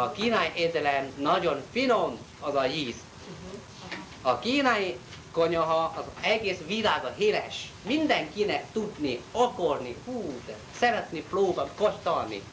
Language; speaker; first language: Hungarian; non-native, learner; Chinese